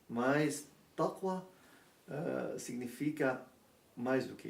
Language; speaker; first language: Portuguese; non-native, learner; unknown